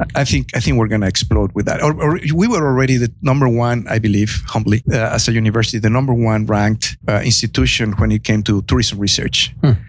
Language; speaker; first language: English; non-native, fluent; Spanish